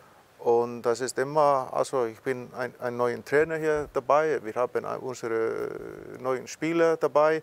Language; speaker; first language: German; non-native, fluent; Icelandic